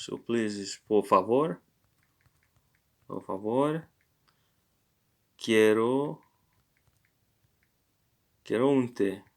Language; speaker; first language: Spanish; non-native, learner; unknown